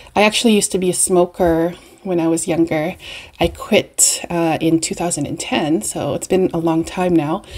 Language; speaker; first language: English; native; English